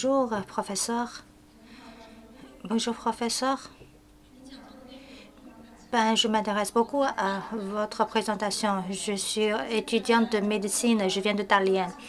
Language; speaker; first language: French; non-native, fluent; Chinese